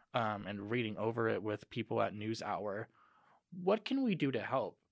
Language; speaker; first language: English; native; English